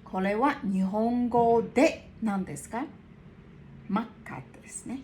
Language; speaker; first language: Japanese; non-native, fluent; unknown